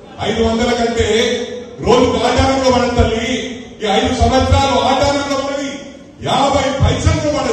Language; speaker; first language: Telugu; native; Telugu